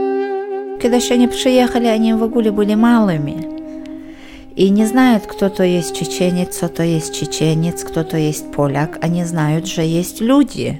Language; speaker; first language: Polish; non-native, learner; Chechen